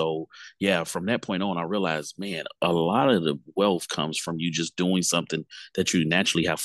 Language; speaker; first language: English; native; English